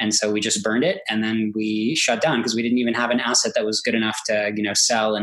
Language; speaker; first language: English; early bilingual, other home language; Hebrew